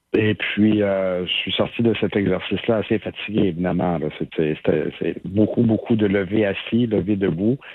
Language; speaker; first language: French; native; French